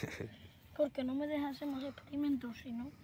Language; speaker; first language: Spanish; native; Spanish